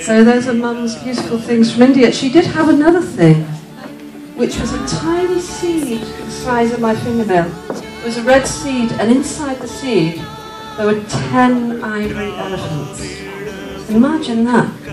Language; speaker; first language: English; native; English